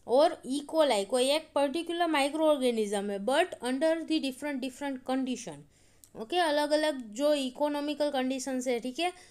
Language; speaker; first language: Hindi; non-native, local second language; Gujarati